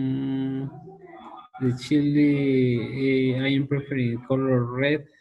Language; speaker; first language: English; non-native, learner; Spanish